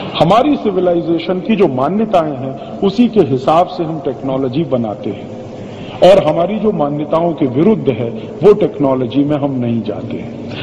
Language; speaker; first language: Hindi; native; Hindi